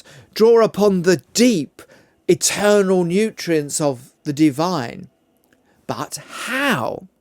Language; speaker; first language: English; native; English